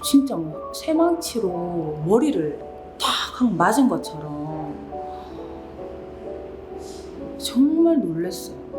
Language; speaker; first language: Korean; native; Korean